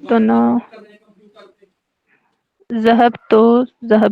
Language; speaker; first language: Arabic; non-native, learner; Urdu